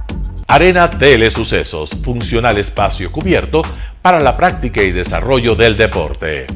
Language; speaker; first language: Spanish; native; Spanish